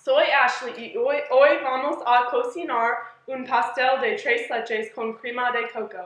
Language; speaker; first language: Spanish; non-native, learner; English